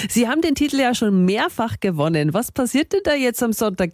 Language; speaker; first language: German; native; German